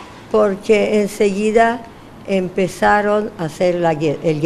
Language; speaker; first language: Spanish; non-native, fluent; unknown